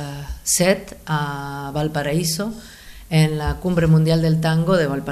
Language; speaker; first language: Catalan; non-native, fluent; Spanish